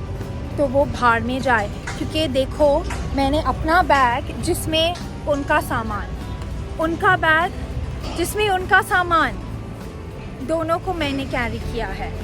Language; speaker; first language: Hindi; non-native, local second language; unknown